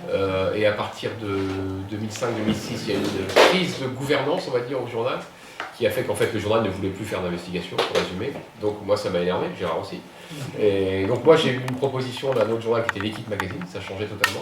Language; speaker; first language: French; native; French